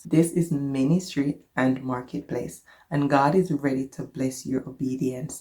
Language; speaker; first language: English; native; English